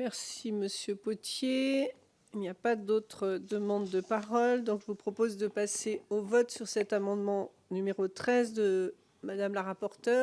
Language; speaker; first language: French; native; French